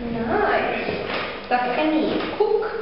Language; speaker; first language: English; non-native, learner; Czech